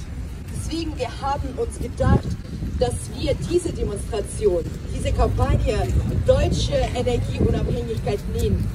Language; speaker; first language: German; non-native, fluent; Ukrainian